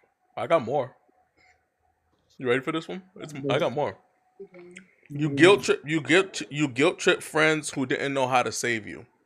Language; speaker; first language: English; native; English